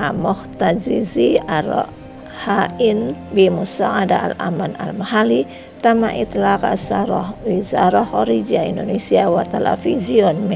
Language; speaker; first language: Arabic; non-native, fluent; Indonesian